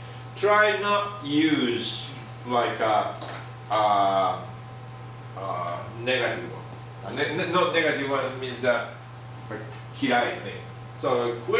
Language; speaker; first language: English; non-native, fluent; Japanese